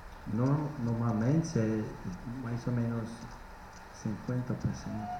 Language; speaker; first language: Portuguese; non-native, learner; English